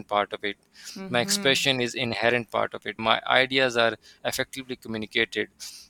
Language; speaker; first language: English; non-native, local second language; Urdu